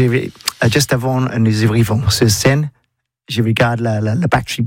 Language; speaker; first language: French; non-native, learner; English